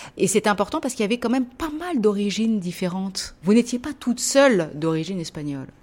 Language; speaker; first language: French; native; French